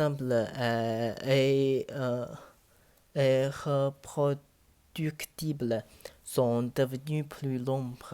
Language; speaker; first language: French; non-native, learner; Chinese